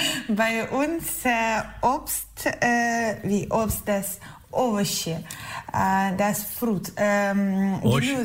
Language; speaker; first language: German; non-native, learner; Ukrainian